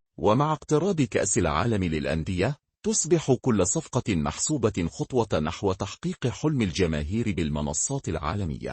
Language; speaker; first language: Arabic; native; Arabic